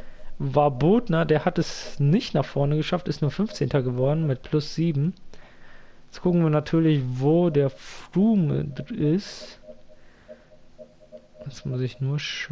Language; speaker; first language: German; native; German